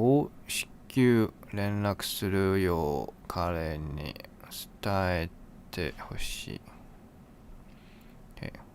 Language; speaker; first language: Japanese; non-native, learner; English